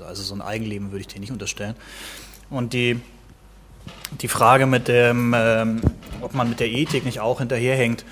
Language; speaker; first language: German; native; German